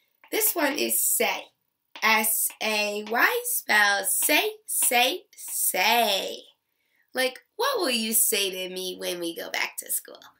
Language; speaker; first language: English; native; English